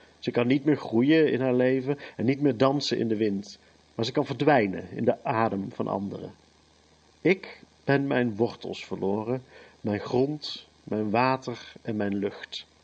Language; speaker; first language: Dutch; native; Dutch